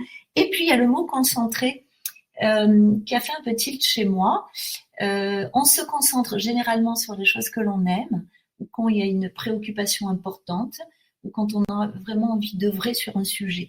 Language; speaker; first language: French; native; French